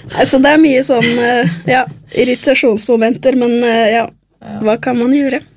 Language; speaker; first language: Norwegian; early bilingual, other home language; Spanish